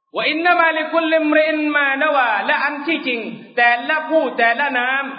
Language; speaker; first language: Thai; native; Thai